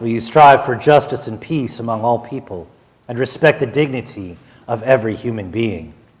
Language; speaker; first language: English; native; English